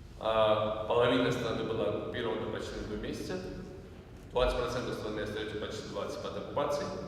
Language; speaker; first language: Russian; non-native, local second language; Georgian